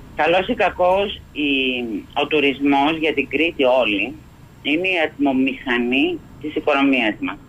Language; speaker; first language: Greek; native; Greek